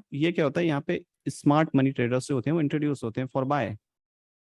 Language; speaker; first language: Hindi; native; Hindi